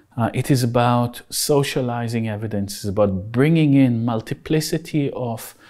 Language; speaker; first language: English; non-native, fluent; Hebrew